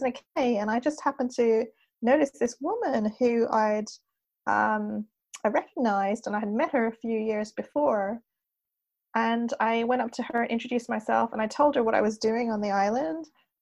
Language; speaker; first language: English; native; English